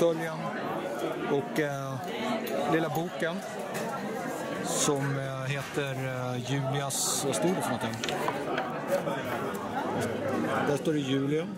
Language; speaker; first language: Swedish; native; Swedish